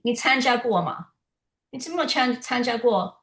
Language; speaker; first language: Chinese; early bilingual, heritage; Chinese